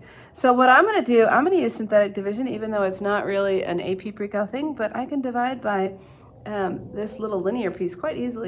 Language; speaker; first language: English; native; English